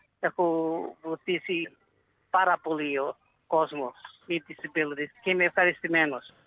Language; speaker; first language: Greek; early bilingual, heritage; Greek